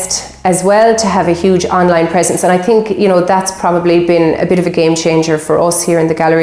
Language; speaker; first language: English; native; English